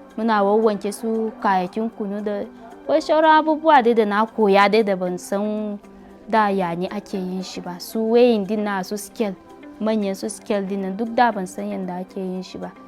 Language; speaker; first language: Hausa; non-native, local second language; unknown